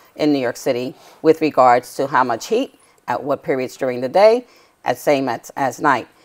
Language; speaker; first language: English; native; English